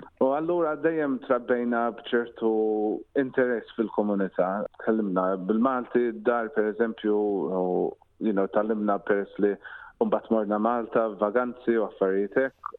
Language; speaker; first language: Maltese; early bilingual, heritage; Maltese